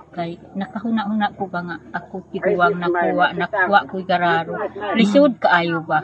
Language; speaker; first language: Cebuano; non-native, local second language; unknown